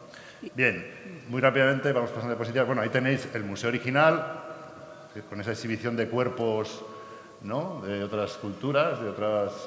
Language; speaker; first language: Spanish; native; Spanish